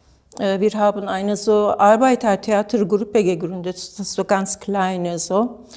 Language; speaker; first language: German; non-native, learner; Turkish